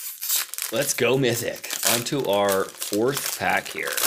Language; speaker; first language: English; native; English